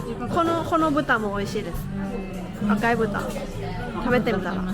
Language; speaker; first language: Japanese; non-native, learner; Thai